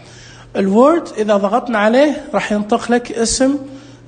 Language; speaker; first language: Arabic; native; Arabic